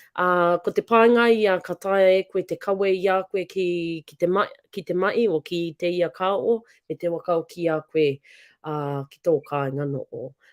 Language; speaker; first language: Māori; native; Māori